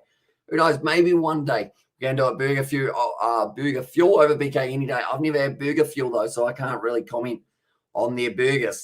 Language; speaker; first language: English; native; English